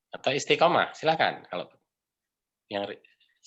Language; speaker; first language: Indonesian; native; Indonesian